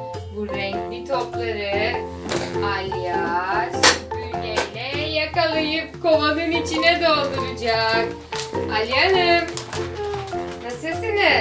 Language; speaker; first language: Turkish; native; Turkish